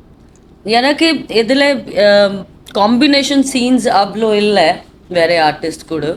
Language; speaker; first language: Tamil; non-native, fluent; Hindi